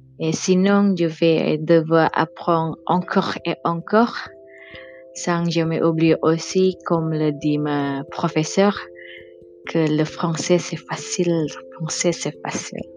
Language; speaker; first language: French; non-native, learner; Indonesian